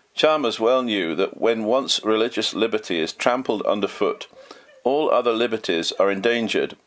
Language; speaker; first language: English; native; English